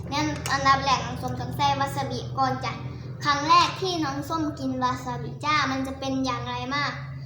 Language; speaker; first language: Thai; native; Thai